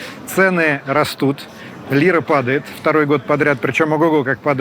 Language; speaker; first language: Russian; native; Russian